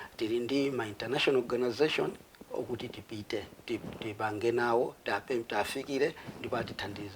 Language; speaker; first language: Nyanja; non-native, local second language; Tumbuka